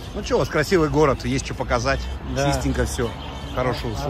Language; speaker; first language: Russian; native; Russian